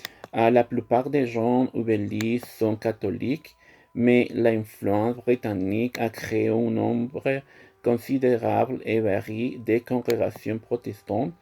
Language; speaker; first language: French; non-native, learner; Spanish